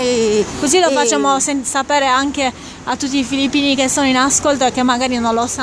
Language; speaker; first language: Italian; native; Italian